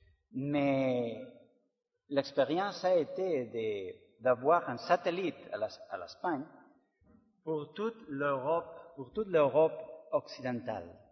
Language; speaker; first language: French; non-native, learner; Spanish